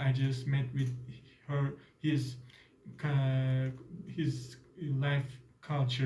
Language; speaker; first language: English; non-native, learner; Turkish